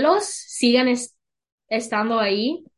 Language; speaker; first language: Spanish; non-native, learner; English